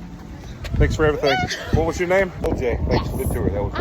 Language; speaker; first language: English; native; English